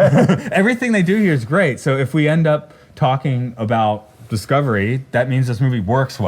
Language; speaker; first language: English; native; English